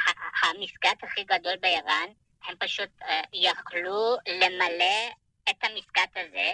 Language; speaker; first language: Hebrew; non-native, fluent; Persian